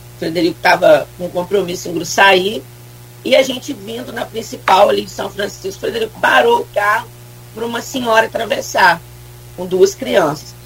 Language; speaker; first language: Portuguese; native; Portuguese